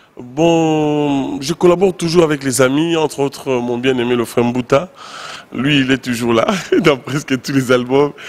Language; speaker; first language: French; non-native, local second language; Lingala